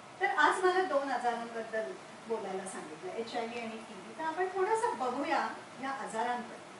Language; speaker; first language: Marathi; non-native, local second language; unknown